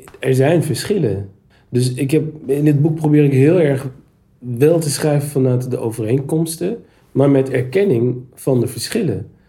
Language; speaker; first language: Dutch; early bilingual, other home language; Turkish